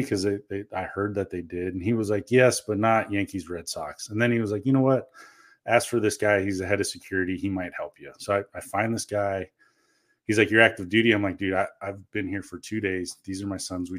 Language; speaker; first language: English; early bilingual, other home language; Korean